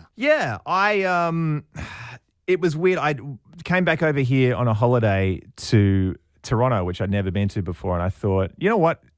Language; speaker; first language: English; native; English